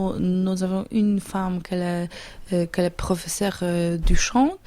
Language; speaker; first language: French; non-native, learner; Polish